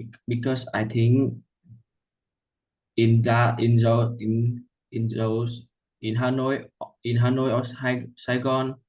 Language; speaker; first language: English; non-native, learner; Vietnamese